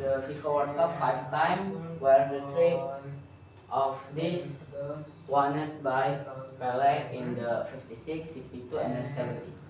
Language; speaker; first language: English; non-native, learner; Indonesian